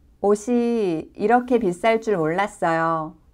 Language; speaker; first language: Korean; non-native, fluent; Chinese